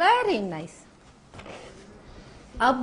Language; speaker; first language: English; non-native, fluent; Gujarati